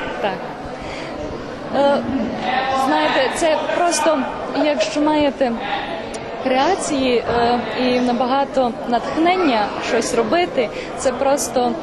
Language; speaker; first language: Ukrainian; non-native, local second language; Serbian